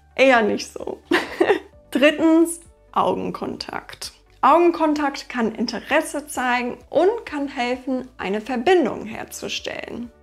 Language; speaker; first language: German; non-native, fluent; English